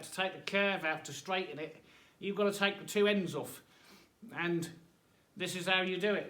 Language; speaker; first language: English; native; English